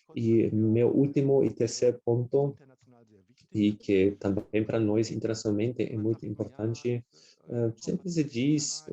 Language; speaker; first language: Portuguese; non-native, fluent; German